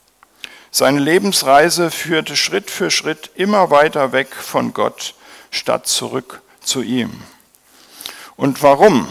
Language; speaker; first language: German; native; German